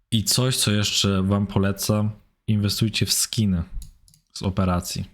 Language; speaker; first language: Polish; early bilingual, heritage; German